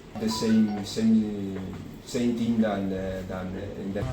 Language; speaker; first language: English; non-native, learner; Spanish